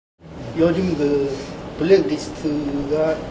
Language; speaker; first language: Korean; native; Korean